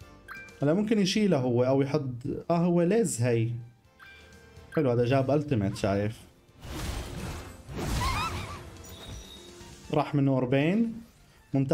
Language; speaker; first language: Arabic; native; Arabic